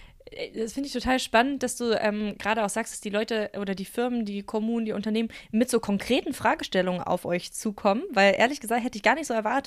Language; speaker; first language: German; native; German